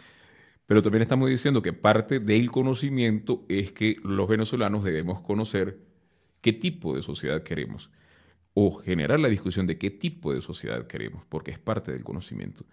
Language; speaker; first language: Spanish; native; Spanish